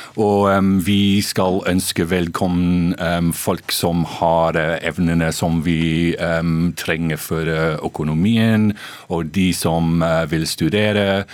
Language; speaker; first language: Norwegian; non-native, fluent; English